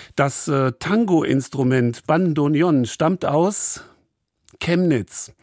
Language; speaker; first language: German; native; German